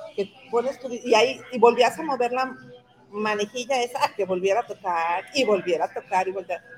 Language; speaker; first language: Spanish; native; Spanish